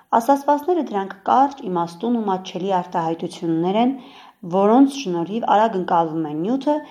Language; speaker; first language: Armenian; native; Armenian